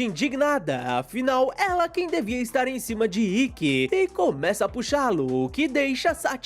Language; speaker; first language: Portuguese; native; Portuguese